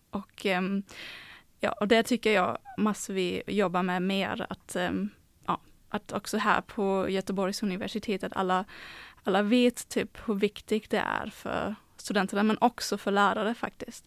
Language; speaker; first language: Swedish; non-native, fluent; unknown